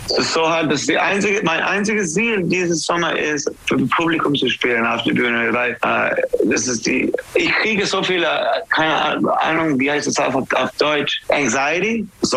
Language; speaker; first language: German; non-native, learner; English